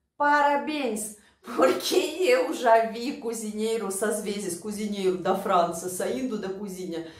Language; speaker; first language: Portuguese; non-native, fluent; Russian